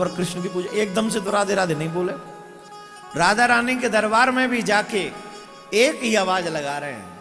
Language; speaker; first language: Hindi; native; Hindi